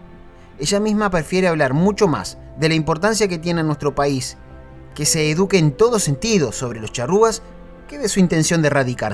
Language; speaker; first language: Spanish; native; Spanish